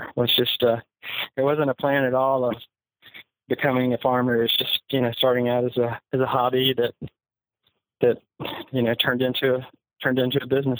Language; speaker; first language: English; native; English